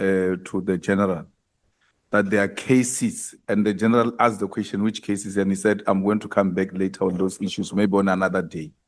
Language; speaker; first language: English; non-native, local second language; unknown